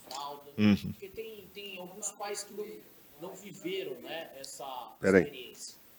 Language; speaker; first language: Portuguese; native; Portuguese